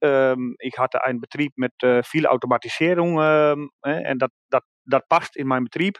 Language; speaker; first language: German; non-native, learner; Dutch